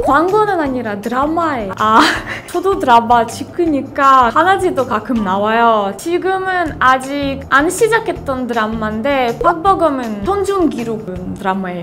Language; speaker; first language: Korean; non-native, fluent; Russian